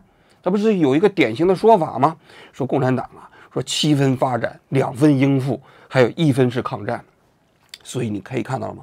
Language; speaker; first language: Chinese; native; Chinese